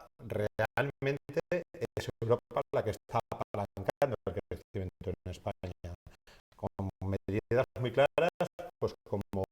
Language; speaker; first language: Spanish; native; Spanish